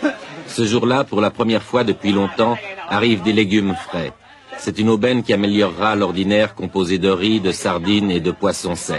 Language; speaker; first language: French; native; French